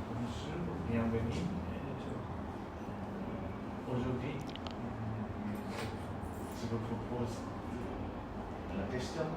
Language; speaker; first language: French; non-native, learner; Khmer